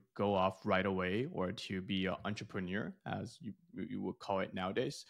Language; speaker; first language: English; early bilingual, other home language; Chinese